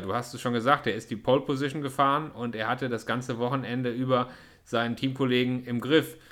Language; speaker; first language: German; native; German